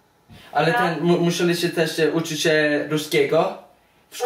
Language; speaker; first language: Polish; early bilingual, heritage; Polish